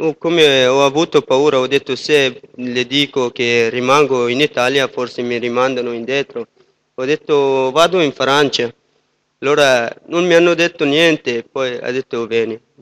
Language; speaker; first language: Italian; non-native, fluent; Persian